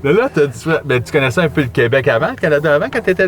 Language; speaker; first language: French; native; French